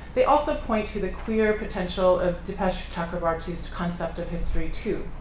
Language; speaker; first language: English; native; English